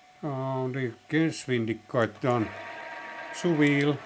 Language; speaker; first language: German; non-native, learner; Finnish